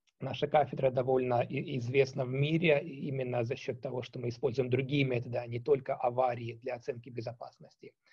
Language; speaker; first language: Russian; native; Russian